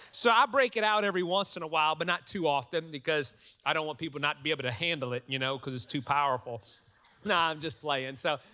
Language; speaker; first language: English; native; English